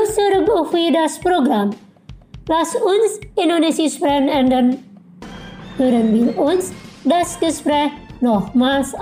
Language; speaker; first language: German; non-native, fluent; Indonesian